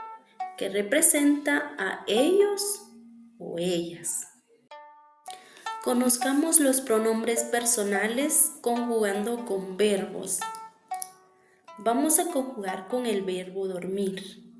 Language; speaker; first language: Spanish; non-native, local second language; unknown